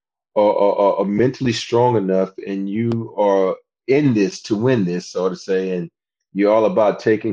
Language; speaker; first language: English; native; English